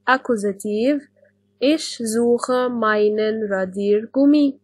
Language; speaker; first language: German; non-native, fluent; Arabic